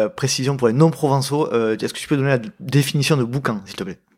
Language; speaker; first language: French; native; French